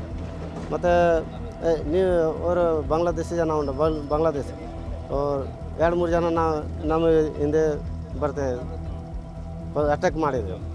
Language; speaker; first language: Kannada; non-native, learner; Hindi